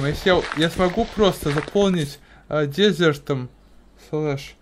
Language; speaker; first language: Russian; native; Russian